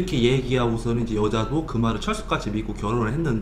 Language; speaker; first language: Korean; native; Korean